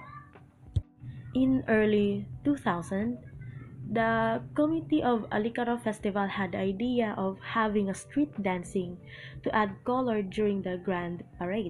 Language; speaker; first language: English; non-native, local second language; Cebuano